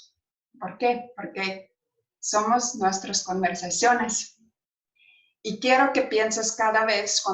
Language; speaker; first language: Spanish; non-native, fluent; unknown